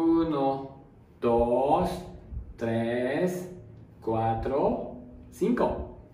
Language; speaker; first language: Spanish; non-native, learner; Japanese